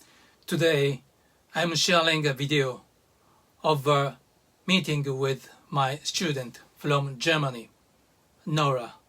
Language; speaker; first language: English; non-native, learner; Japanese